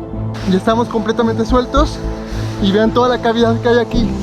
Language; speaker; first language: Spanish; native; Spanish